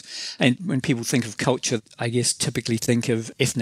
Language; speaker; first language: English; native; English